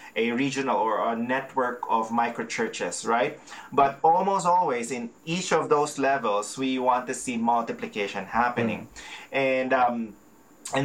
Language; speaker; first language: English; non-native, local second language; Filipino